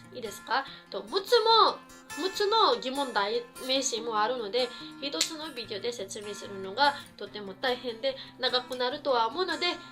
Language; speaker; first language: Japanese; non-native, fluent; Filipino